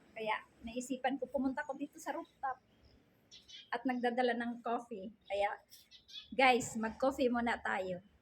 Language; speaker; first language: Filipino; non-native, local second language; Cebuano